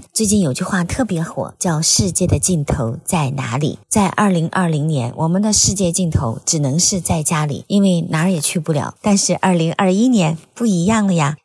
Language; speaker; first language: Chinese; native; Chinese